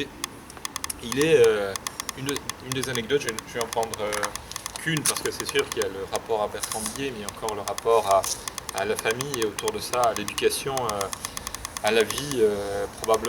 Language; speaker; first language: French; native; French